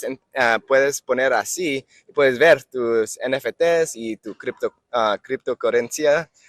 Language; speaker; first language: Spanish; non-native, learner; English